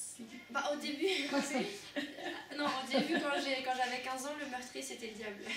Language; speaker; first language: French; native; French